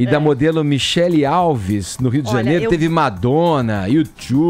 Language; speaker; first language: Portuguese; native; Portuguese